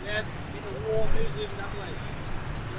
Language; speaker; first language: English; non-native, learner; Vietnamese